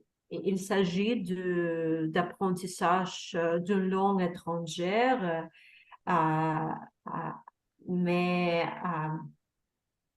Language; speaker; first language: French; non-native, learner; Russian